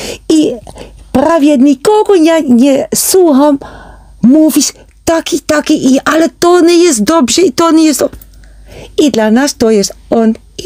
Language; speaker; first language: Polish; non-native, learner; Dutch